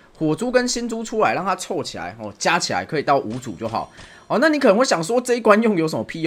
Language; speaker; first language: Chinese; native; Chinese